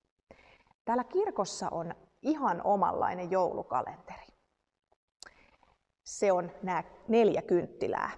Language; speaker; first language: Finnish; native; Finnish